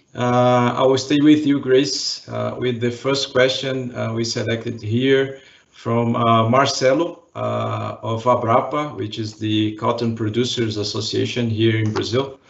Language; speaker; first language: English; non-native, fluent; Portuguese